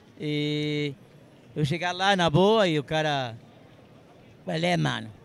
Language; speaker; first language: Portuguese; non-native, fluent; Arabic